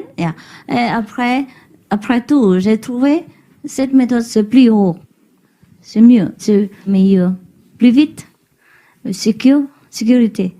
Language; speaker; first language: French; non-native, fluent; Vietnamese